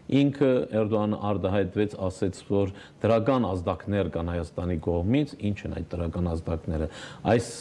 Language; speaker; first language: Armenian; native; Armenian